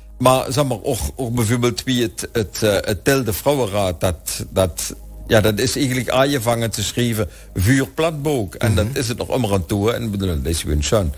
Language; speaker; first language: Dutch; non-native, local second language; Limburgish